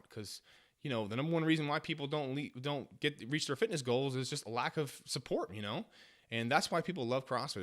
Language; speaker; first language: English; native; English